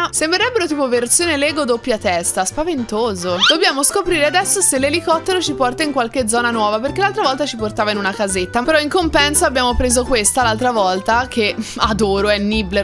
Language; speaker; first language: Italian; native; Italian